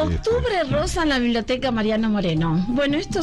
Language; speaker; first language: Spanish; native; Spanish